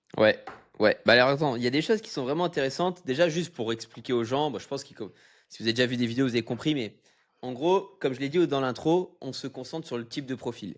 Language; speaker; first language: French; native; French